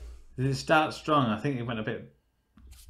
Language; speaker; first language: English; native; English